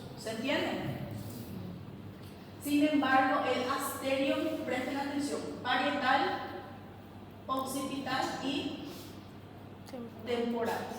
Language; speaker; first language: Spanish; native; Spanish